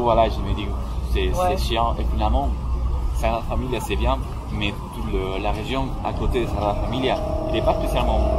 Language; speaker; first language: French; non-native, fluent; Spanish